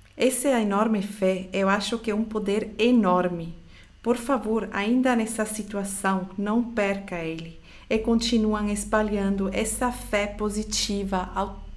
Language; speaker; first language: Portuguese; non-native, fluent; Swiss German